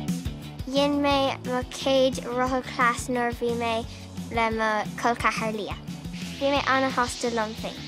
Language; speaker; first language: Irish; non-native, local second language; English